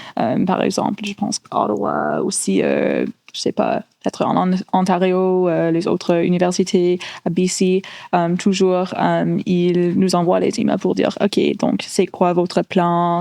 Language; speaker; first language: French; non-native, local second language; English